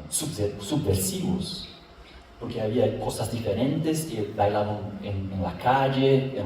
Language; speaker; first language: Spanish; non-native, fluent; Portuguese